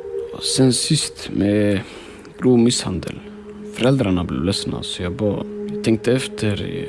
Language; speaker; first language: Swedish; early bilingual, other home language; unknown